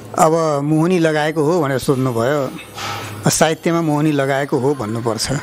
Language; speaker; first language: Nepali; native; Nepali